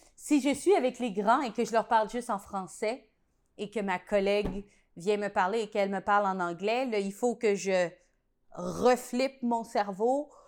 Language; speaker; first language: French; native; French